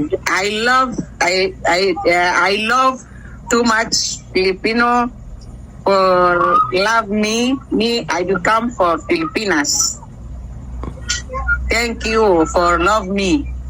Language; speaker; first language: English; non-native, learner; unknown